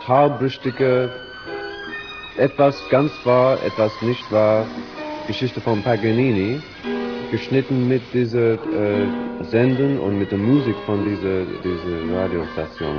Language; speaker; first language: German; non-native, learner; English